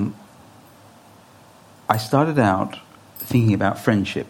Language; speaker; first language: English; native; English